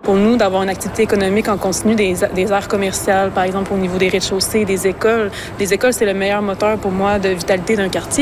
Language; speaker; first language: French; native; French